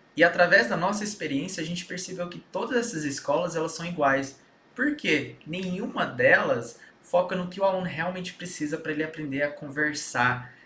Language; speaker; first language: Portuguese; early bilingual, heritage; Portuguese